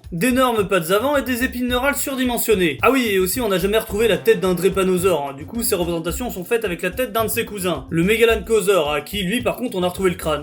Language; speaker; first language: French; native; French